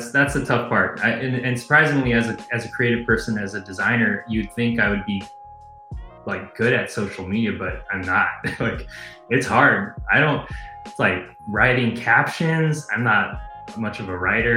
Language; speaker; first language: English; native; English